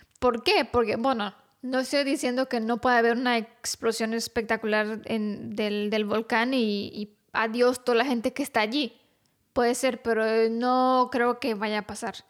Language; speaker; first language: Spanish; non-native, fluent; Romanian